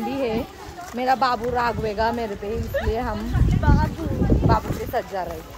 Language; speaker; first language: Hindi; non-native, local second language; Marathi